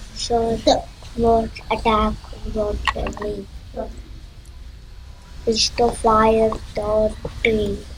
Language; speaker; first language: English; non-native, learner; Hindi